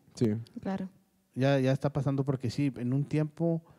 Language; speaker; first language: Spanish; early bilingual, heritage; Spanish